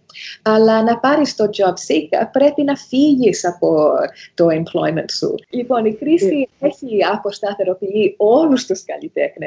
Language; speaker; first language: Greek; early bilingual, heritage; Greek